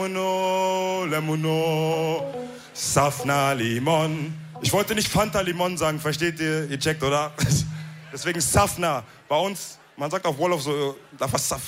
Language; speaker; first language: German; early bilingual, other home language; Wolof